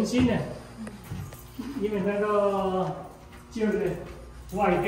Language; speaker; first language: Chinese; non-native, learner; Cantonese